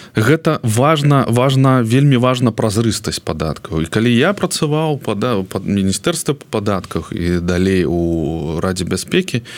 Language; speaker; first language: Belarusian; non-native, local second language; Russian